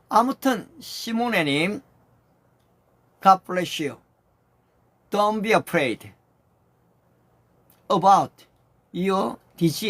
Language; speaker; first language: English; non-native, learner; Korean